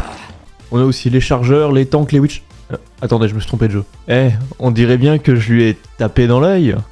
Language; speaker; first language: French; native; French